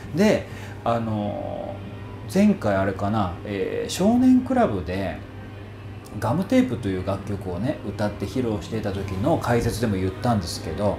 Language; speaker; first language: Japanese; native; Japanese